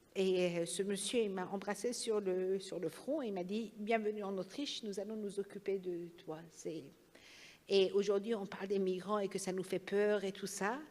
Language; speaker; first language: French; non-native, fluent; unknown